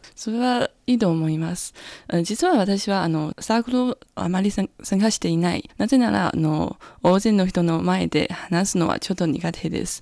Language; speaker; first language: Japanese; non-native, learner; Chinese